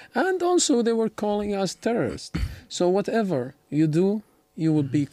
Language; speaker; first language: English; non-native, learner; Arabic